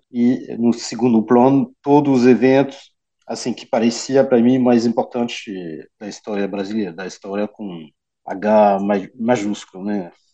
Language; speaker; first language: Portuguese; early bilingual, heritage; Portuguese